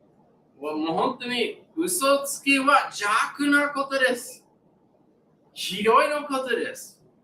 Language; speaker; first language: Japanese; non-native, learner; English